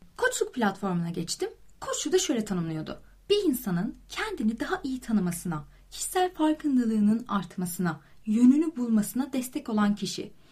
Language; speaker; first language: Turkish; native; Turkish